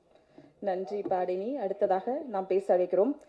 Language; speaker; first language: Tamil; native; Tamil